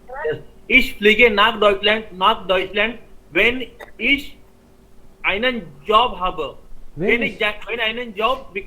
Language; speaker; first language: German; non-native, learner; Hindi